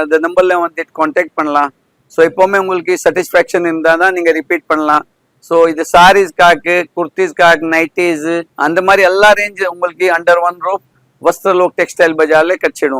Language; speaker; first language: Tamil; non-native, fluent; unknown